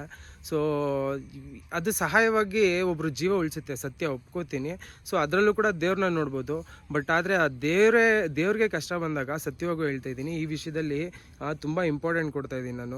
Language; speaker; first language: Kannada; native; Kannada